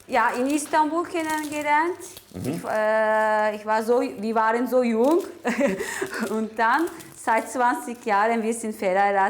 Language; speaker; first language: German; non-native, learner; Turkish